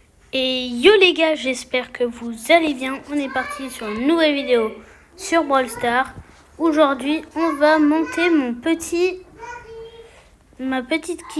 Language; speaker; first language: French; native; French